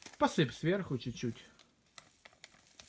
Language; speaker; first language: Russian; native; Russian